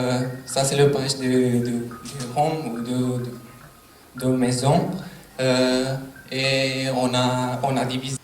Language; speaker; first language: French; non-native, learner; Romanian